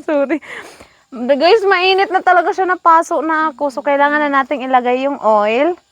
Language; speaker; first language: Filipino; non-native, local second language; Hiligaynon